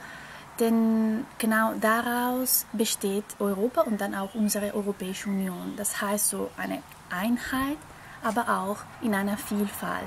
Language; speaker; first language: German; non-native, fluent; Italian